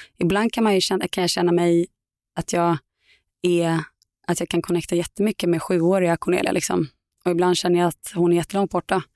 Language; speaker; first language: Swedish; native; Swedish